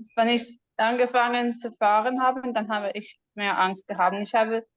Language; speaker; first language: German; non-native, learner; English